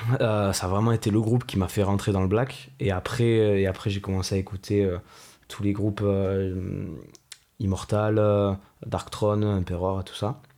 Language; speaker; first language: French; native; French